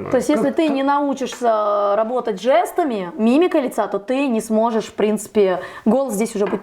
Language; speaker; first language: Russian; native; Russian